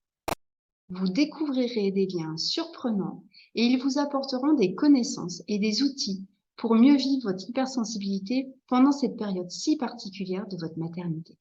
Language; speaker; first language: French; native; French